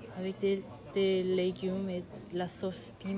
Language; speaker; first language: French; non-native, learner; Korean